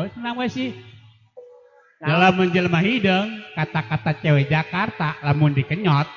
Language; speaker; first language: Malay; non-native, local second language; Sundanese